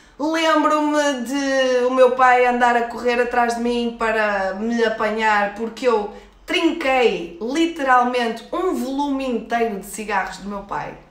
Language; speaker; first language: Portuguese; native; Portuguese